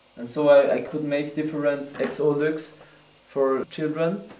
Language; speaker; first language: English; non-native, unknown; German